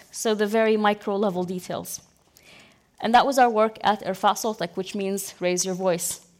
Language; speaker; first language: English; non-native, fluent; Arabic